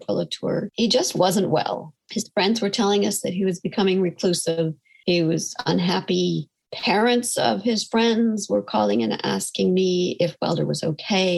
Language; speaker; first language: English; native; English